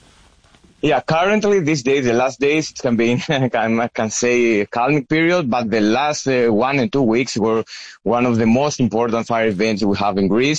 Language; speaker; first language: English; non-native, fluent; Greek